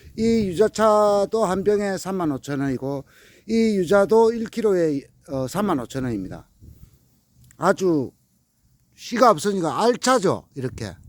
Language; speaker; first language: Korean; native; Korean